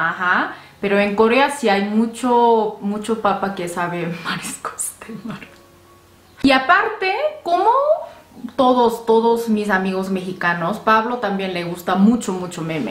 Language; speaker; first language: Spanish; non-native, fluent; Korean